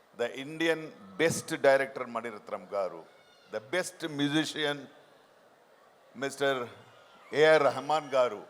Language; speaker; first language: Telugu; non-native, local second language; Tamil